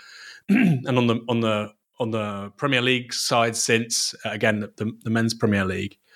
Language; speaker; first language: English; native; English